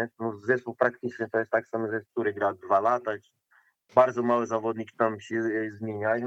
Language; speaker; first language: Polish; non-native, learner; Portuguese